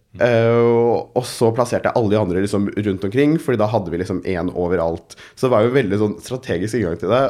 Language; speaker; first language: Norwegian; early bilingual, other home language; Urdu